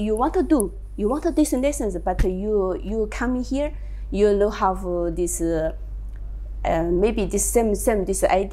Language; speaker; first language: English; non-native, learner; Chinese